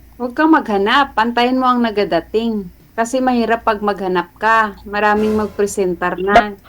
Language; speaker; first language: Filipino; non-native, local second language; Cebuano